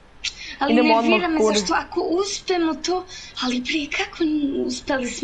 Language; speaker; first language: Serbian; early bilingual, heritage; Serbian